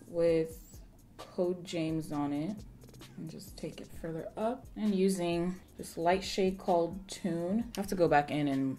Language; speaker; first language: English; early bilingual, other home language; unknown